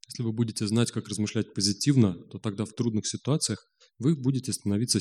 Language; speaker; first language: Russian; native; Russian